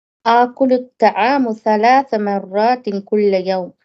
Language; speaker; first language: Arabic; non-native, learner; Tamil